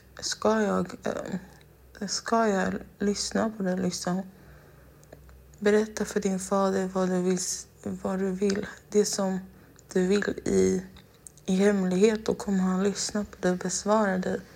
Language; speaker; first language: Swedish; non-native, local second language; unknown